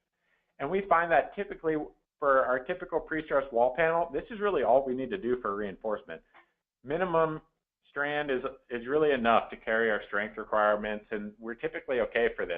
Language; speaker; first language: English; native; English